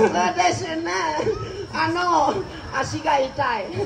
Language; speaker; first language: Japanese; non-native, learner; Balinese